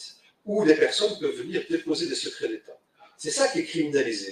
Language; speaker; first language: French; native; French